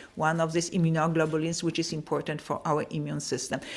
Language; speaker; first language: English; non-native, fluent; Polish